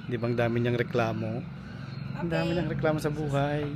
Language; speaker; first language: Filipino; native; Filipino